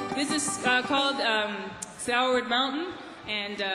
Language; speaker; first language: English; native; English